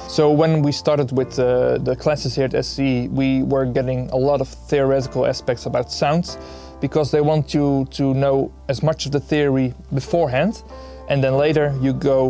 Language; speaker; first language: English; non-native, fluent; Dutch